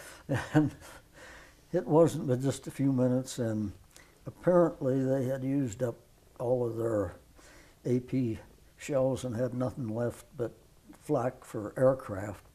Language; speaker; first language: English; native; English